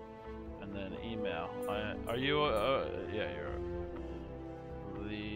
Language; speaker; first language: English; native; English